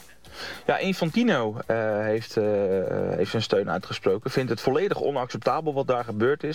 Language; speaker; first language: Dutch; native; Dutch